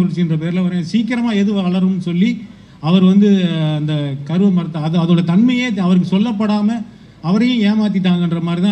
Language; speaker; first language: Tamil; native; Tamil